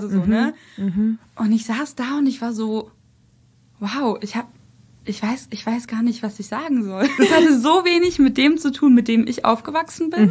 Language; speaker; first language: German; early bilingual, other home language; Russian